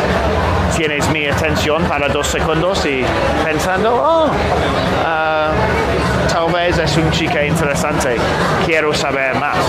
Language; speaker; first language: Spanish; non-native, learner; English